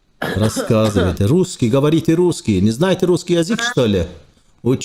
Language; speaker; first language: Russian; non-native, fluent; Turkish